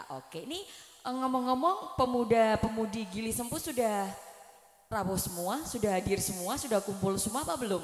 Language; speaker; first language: Indonesian; non-native, local second language; Javanese